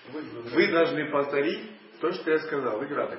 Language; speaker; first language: Russian; native; Russian